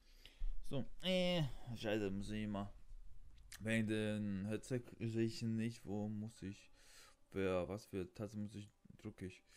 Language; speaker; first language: German; non-native, learner; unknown